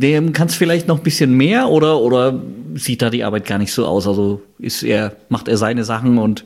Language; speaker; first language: German; native; German